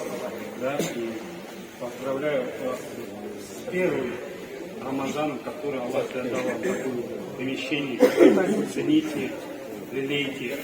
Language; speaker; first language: Russian; native; Russian